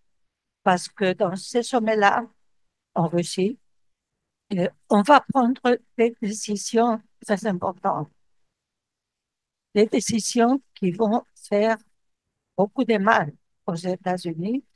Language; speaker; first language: French; non-native, fluent; Spanish